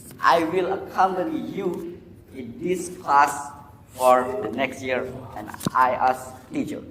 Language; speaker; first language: English; non-native, learner; Indonesian